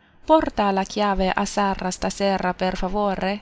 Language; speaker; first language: Italian; non-native, fluent; Chinese